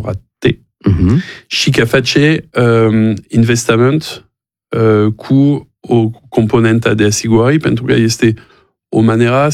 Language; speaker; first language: Romanian; non-native, fluent; French